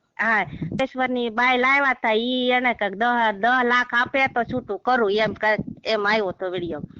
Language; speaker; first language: Gujarati; non-native, local second language; Vasavi